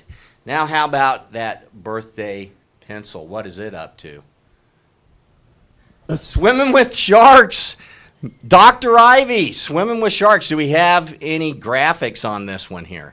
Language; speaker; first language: English; native; English